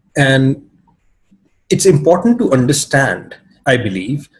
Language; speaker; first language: English; non-native, local second language; Urdu